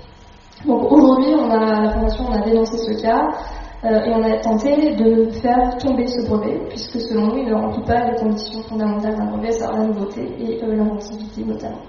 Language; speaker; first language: French; native; French